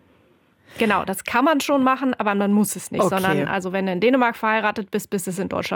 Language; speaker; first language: German; native; German